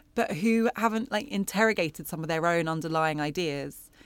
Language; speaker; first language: English; native; English